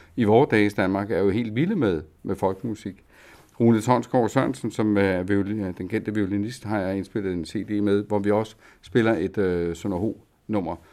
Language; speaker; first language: Danish; native; Danish